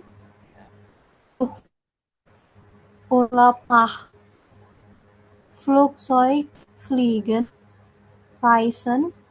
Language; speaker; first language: German; non-native, learner; Indonesian